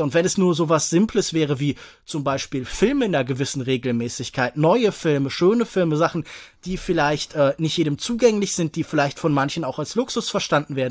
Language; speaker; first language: German; native; German